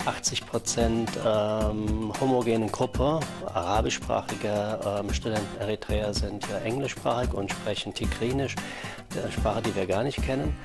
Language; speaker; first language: German; native; German